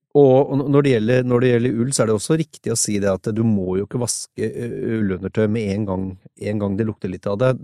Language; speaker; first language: Norwegian; native; Norwegian